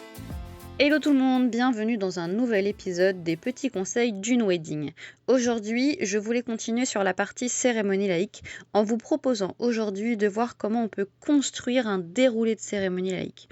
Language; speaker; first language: French; native; French